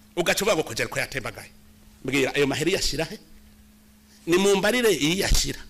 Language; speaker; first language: Rundi; native; Rundi